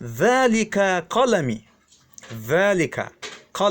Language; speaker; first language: Arabic; non-native, fluent; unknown